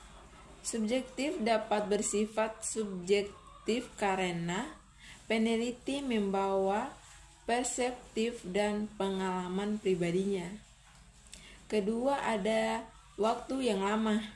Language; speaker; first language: Indonesian; native; Indonesian